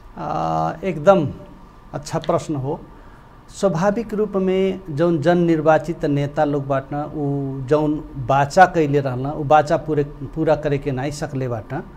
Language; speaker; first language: Bhojpuri; non-native, local second language; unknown